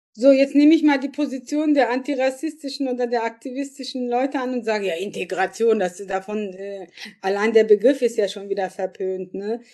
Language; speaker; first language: German; early bilingual, other home language; Turkish